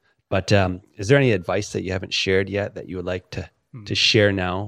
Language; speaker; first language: English; native; English